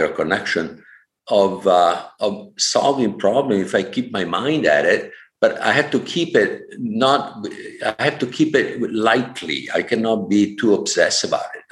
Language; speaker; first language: English; non-native, fluent; Italian